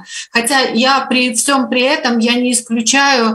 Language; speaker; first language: Russian; native; Russian